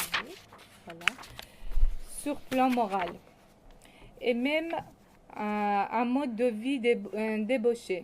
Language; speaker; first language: French; non-native, fluent; Persian